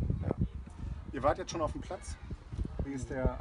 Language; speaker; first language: German; native; German